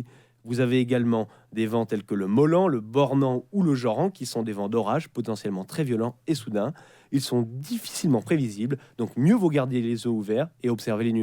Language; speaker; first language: French; native; French